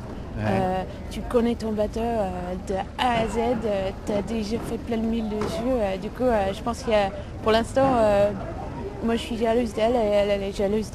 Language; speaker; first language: French; non-native, fluent; English